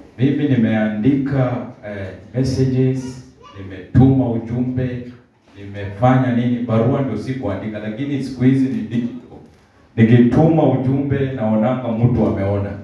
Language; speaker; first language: Swahili; native; Swahili